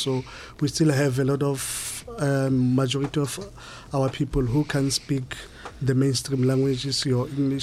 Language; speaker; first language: English; non-native, local second language; Southern Sotho